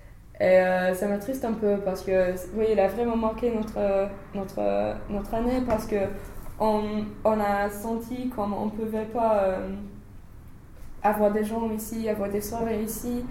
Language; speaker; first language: French; non-native, learner; English